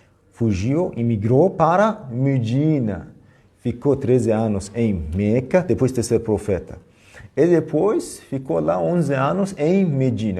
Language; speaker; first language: Portuguese; non-native, fluent; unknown